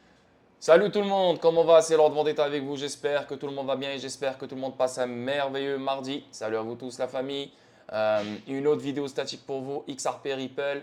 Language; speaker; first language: French; native; French